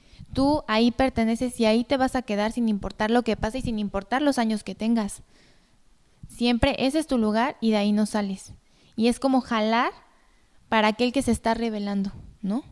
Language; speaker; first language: Spanish; native; Spanish